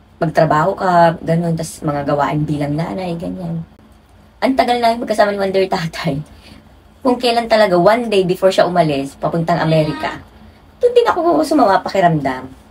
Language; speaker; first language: Filipino; native; Filipino